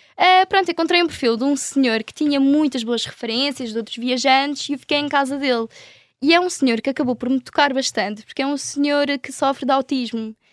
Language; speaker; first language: Portuguese; early bilingual, other home language; Ukrainian